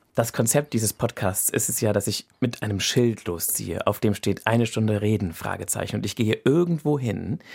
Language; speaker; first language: German; native; German